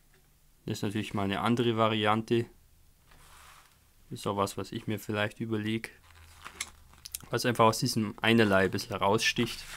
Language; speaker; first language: German; native; German